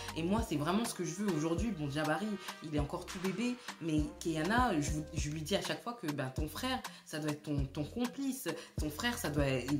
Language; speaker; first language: French; early bilingual, other home language; Lingala